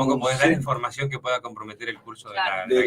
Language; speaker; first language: Spanish; native; Spanish